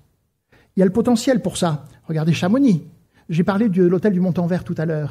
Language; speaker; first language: French; native; French